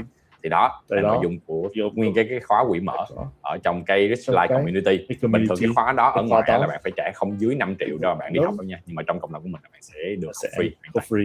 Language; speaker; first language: Vietnamese; native; Vietnamese